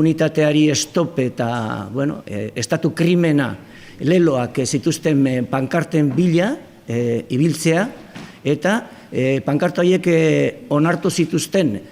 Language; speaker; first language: Basque; non-native, local second language; Spanish